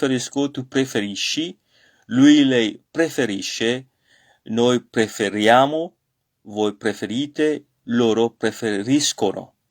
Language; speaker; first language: Italian; non-native, learner; French